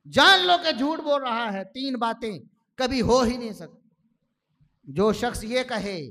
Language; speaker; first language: Urdu; native; Urdu